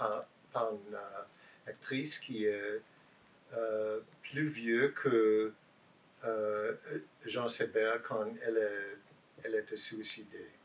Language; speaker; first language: French; non-native, learner; English